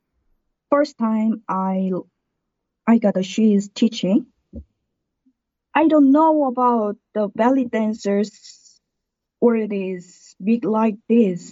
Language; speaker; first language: English; non-native, learner; Korean